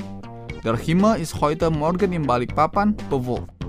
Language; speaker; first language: German; non-native, fluent; Indonesian